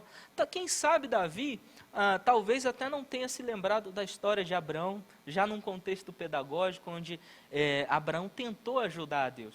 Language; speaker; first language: Portuguese; native; Portuguese